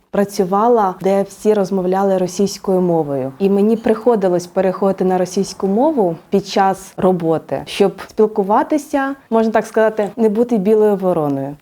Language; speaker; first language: Ukrainian; native; Ukrainian